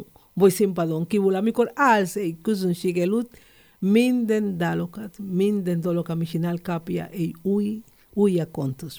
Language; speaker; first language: Hungarian; non-native, learner; Spanish